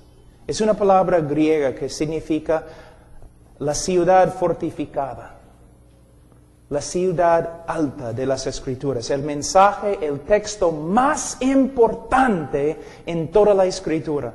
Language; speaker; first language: Spanish; non-native, fluent; English